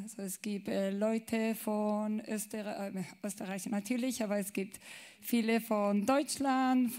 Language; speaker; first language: German; non-native, learner; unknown